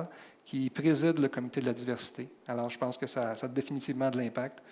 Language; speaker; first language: French; native; French